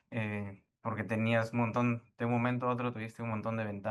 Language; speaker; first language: Spanish; native; Spanish